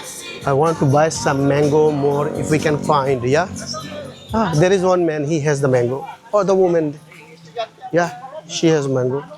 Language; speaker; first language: English; non-native, learner; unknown